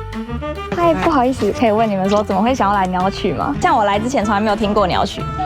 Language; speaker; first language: Chinese; native; Chinese